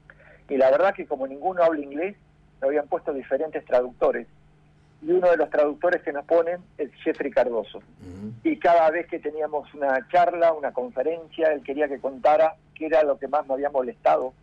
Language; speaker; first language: Spanish; native; Spanish